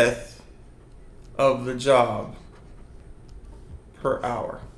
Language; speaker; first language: English; native; English